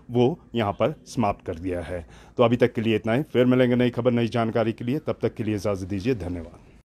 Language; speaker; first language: Hindi; native; Hindi